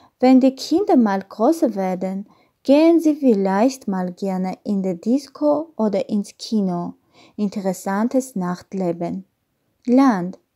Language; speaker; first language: German; non-native, learner; Armenian